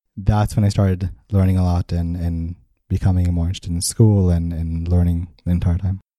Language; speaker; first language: English; early bilingual, other home language; Hebrew